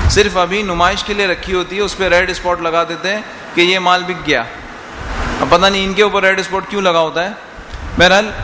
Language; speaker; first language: Urdu; native; Urdu